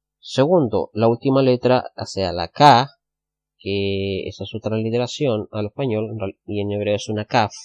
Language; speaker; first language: Spanish; native; Spanish